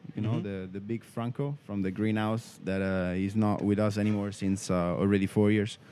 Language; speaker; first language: English; non-native, learner; Italian